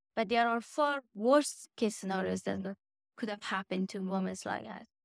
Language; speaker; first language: English; non-native, fluent; Persian